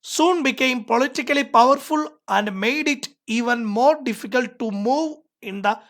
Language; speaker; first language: English; non-native, local second language; Malayalam